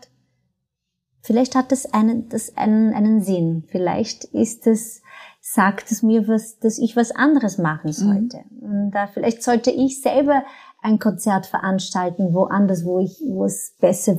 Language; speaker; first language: German; non-native, fluent; Portuguese